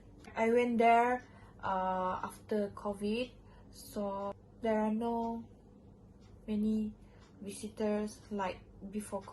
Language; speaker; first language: English; non-native, local second language; Malay